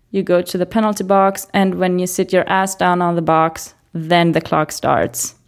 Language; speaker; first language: English; non-native, fluent; Greek